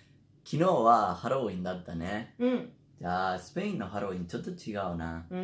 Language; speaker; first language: Japanese; non-native, learner; Spanish